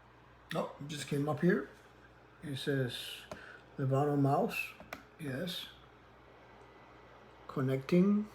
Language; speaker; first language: English; native; English